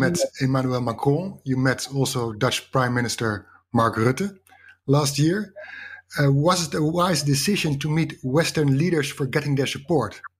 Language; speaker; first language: English; non-native, fluent; Dutch